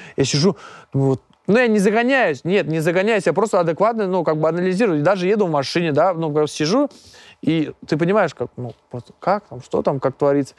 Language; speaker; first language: Russian; non-native, local second language; Tatar